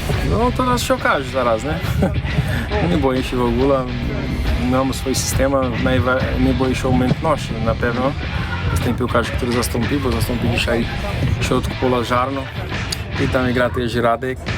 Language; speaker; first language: Polish; non-native, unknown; Portuguese